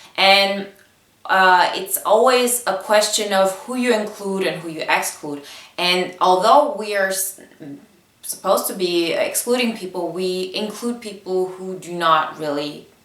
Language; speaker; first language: English; non-native, fluent; Bulgarian